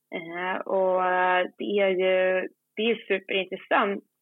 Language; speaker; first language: Swedish; native; Swedish